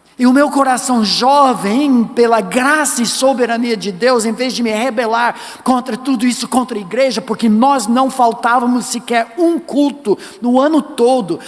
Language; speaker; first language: Portuguese; non-native, fluent; English